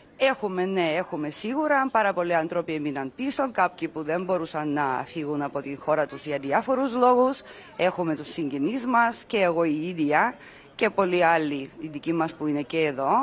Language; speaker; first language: Greek; non-native, fluent; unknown